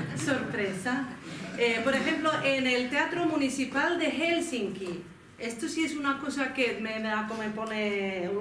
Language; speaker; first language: Spanish; non-native, fluent; Finnish